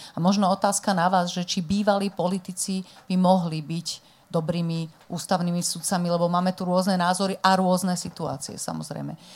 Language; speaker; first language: Slovak; native; Slovak